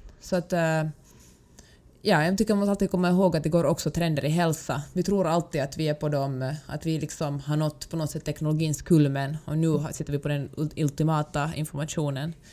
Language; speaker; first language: Swedish; native; Swedish